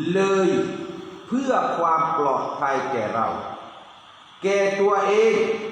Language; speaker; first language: Thai; non-native, local second language; Pattani Malay